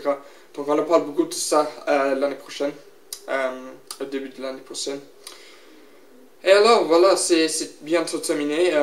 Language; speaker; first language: French; non-native, learner; English